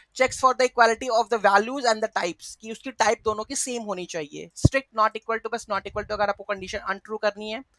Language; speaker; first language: Hindi; native; Hindi